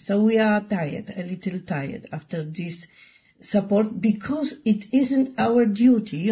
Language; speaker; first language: English; non-native, learner; Polish